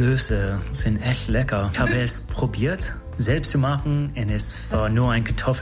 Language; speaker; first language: German; non-native, learner; English